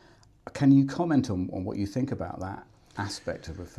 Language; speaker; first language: English; native; English